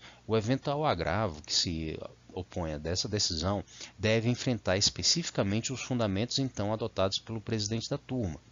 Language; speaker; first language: Portuguese; native; Portuguese